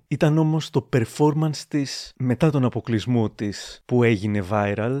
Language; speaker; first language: Greek; native; Greek